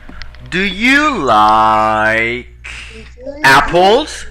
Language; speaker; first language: English; non-native, fluent; Spanish